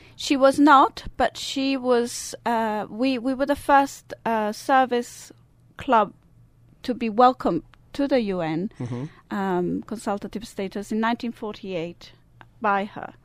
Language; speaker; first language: English; non-native, fluent; Italian